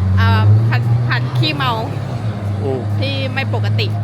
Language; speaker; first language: Thai; native; Thai